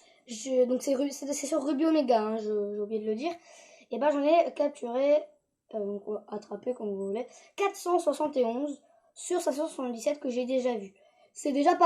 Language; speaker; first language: French; native; French